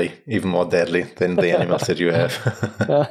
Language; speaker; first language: English; non-native, fluent; German